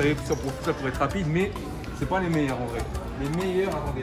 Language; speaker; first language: French; native; French